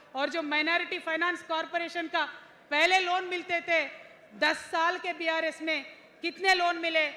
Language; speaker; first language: Hindi; non-native, local second language; Telugu